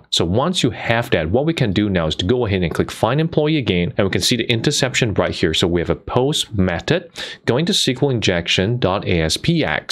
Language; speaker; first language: English; non-native, fluent; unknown